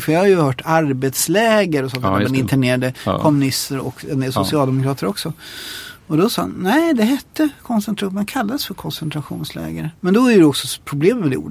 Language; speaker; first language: Swedish; native; Swedish